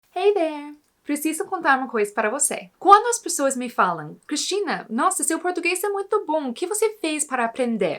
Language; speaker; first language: Portuguese; non-native, fluent; English